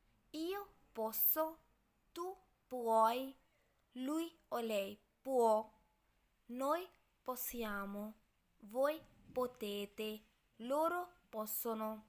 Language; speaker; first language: Italian; non-native, learner; Urdu